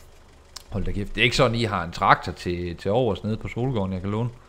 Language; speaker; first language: Danish; native; Danish